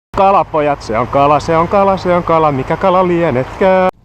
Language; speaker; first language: Finnish; native; Finnish